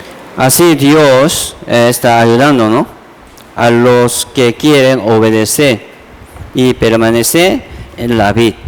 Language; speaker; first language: Spanish; non-native, fluent; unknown